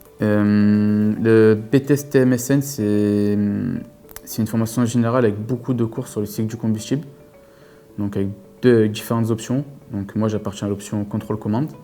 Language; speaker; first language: French; native; French